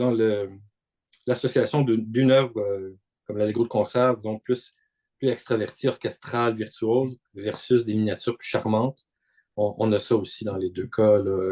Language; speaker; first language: French; native; French